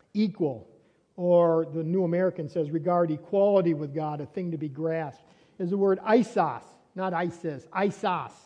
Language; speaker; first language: English; native; English